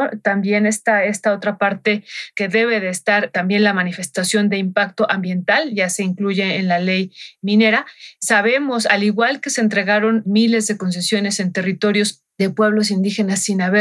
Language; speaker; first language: Spanish; native; Spanish